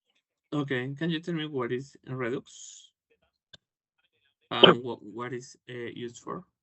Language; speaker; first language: English; non-native, fluent; Spanish